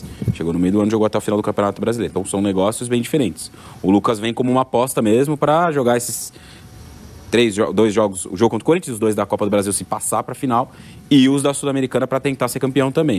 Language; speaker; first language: Portuguese; native; Portuguese